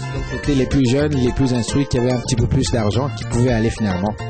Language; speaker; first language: French; native; French